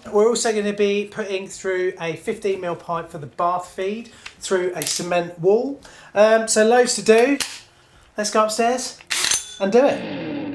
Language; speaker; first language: English; native; English